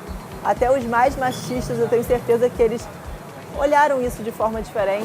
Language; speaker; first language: Portuguese; native; Portuguese